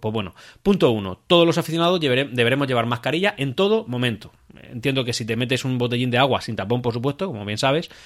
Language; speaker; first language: Spanish; native; Spanish